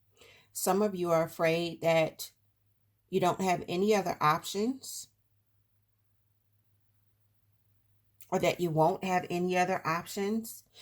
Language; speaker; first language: English; native; English